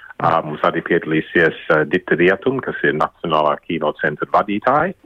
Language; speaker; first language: Latvian; early bilingual, heritage; Latvian